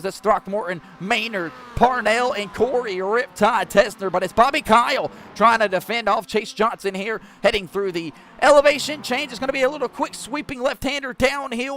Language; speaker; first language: English; native; English